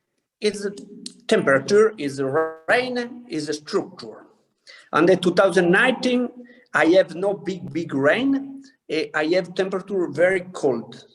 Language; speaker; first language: English; non-native, learner; Italian